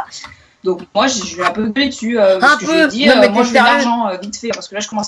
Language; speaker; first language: French; native; French